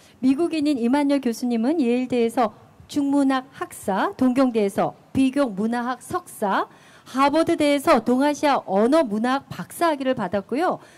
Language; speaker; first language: Korean; native; Korean